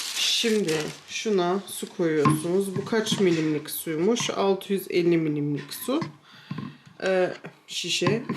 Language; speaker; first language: Turkish; early bilingual, heritage; Turkish